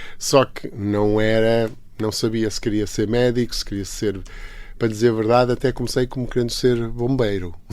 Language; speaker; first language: Portuguese; early bilingual, heritage; Portuguese